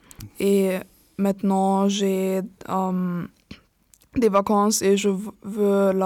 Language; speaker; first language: French; non-native, learner; German